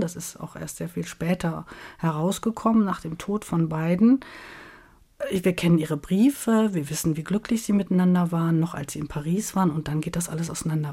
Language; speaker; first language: German; native; German